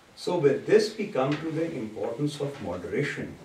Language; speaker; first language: English; non-native, local second language; Urdu